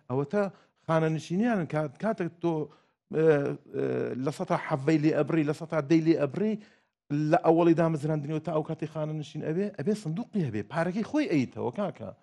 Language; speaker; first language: Central Kurdish; native; Central Kurdish